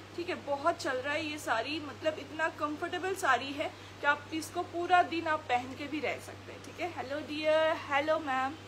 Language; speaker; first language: Hindi; non-native, local second language; Bangla